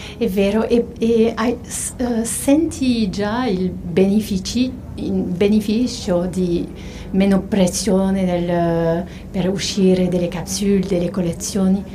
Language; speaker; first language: Italian; non-native, fluent; French